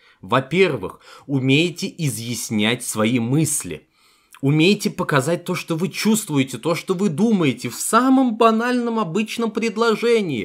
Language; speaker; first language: Russian; native; Russian